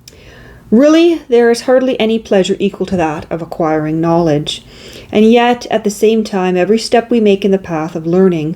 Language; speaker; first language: English; native; English